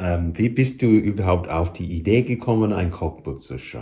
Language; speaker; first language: German; non-native, learner; English